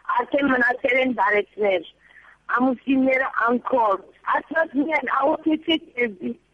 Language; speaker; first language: Armenian; early bilingual, heritage; Armenian